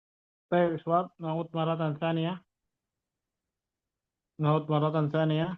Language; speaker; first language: Arabic; non-native, fluent; Indonesian